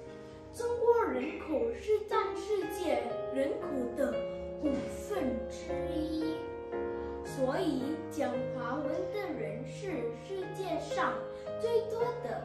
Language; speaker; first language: Chinese; early bilingual, heritage; Chinese